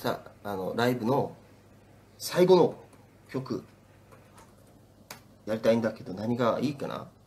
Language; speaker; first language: Japanese; non-native, fluent; Korean